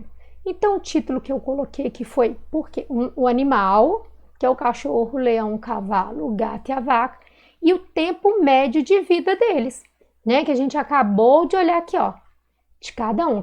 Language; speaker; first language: Portuguese; native; Portuguese